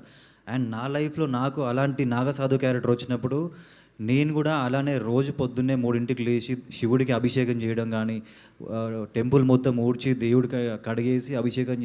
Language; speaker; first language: Telugu; native; Telugu